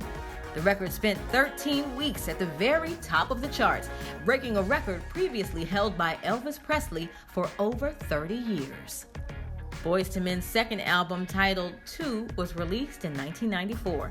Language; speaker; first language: English; native; English